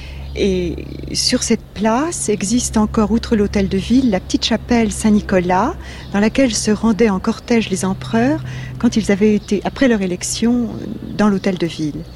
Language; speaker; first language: French; native; French